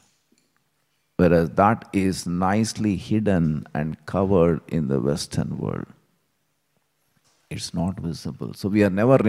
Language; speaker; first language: English; non-native, local second language; Telugu